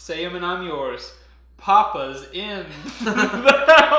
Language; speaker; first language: English; native; English